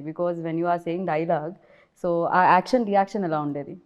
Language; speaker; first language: Telugu; native; Telugu